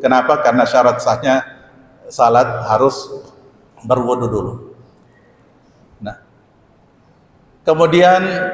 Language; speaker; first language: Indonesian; native; Indonesian